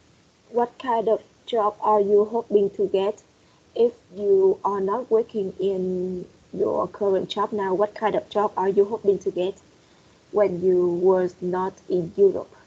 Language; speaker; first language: English; non-native, fluent; Vietnamese